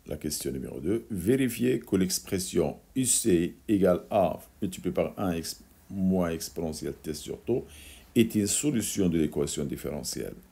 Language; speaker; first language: French; non-native, local second language; Arabic